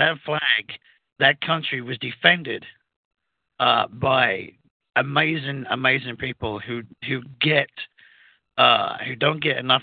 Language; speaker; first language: English; native; English